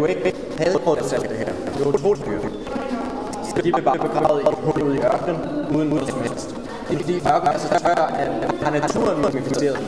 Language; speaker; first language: Danish; native; Danish